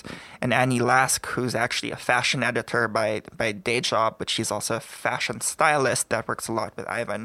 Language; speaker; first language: English; non-native, local second language; Filipino